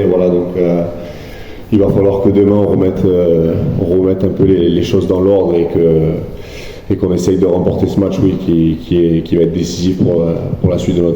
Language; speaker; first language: French; native; French